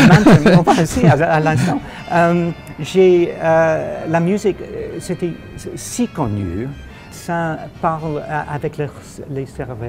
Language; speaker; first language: French; non-native, fluent; English